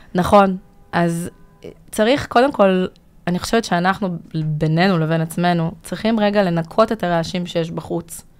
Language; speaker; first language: Hebrew; early bilingual, other home language; Russian